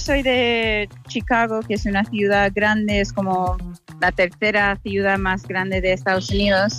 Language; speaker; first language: Spanish; non-native, fluent; English